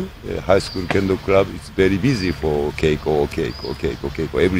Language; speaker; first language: English; non-native, learner; Japanese